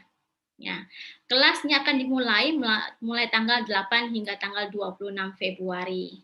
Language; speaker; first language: Indonesian; native; Indonesian